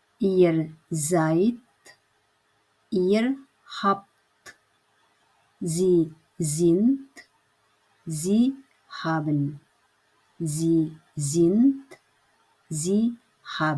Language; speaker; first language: German; non-native, learner; Indonesian